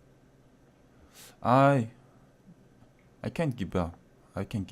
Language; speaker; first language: English; non-native, learner; Korean